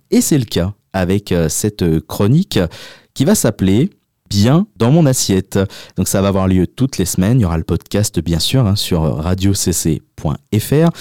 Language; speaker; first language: French; native; French